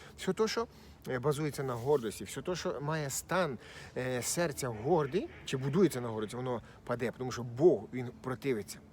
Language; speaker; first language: Ukrainian; non-native, local second language; Russian